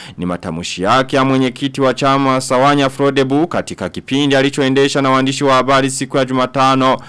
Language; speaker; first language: Swahili; non-native, local second language; Rundi